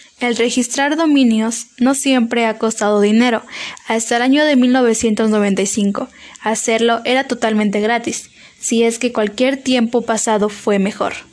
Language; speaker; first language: Spanish; native; Spanish